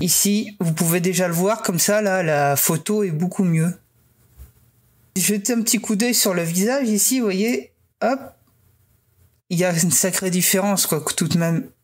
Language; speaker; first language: French; native; French